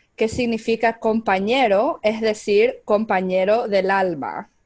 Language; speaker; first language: Spanish; early bilingual, heritage; Spanish